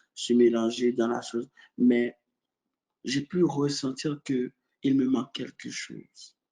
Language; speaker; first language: French; non-native, local second language; Haitian Creole